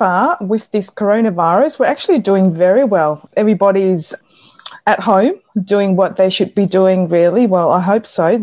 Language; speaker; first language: English; non-native, fluent; Samoan